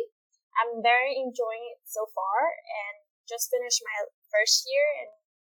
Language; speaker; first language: English; non-native, fluent; Vietnamese